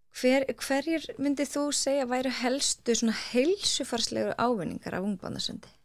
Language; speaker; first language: Icelandic; early bilingual, heritage; Icelandic